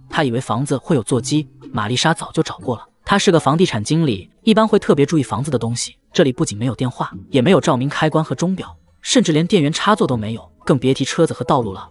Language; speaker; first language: Chinese; native; Chinese